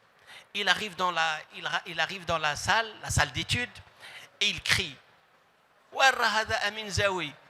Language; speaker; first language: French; non-native, local second language; Arabic